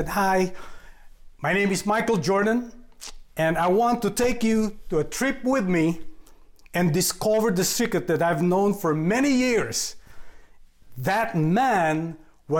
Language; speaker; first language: English; non-native, local second language; Filipino